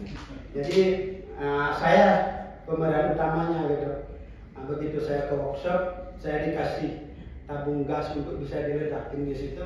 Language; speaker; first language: Indonesian; native; Indonesian